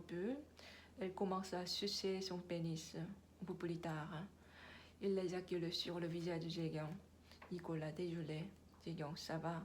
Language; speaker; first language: French; non-native, learner; Korean